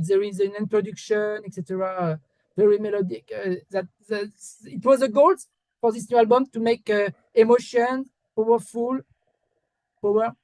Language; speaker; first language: English; non-native, learner; French